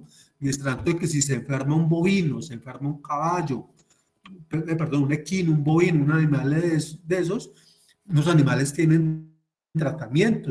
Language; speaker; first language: Spanish; native; Spanish